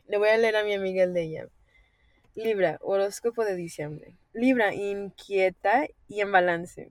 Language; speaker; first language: Spanish; early bilingual, heritage; Spanish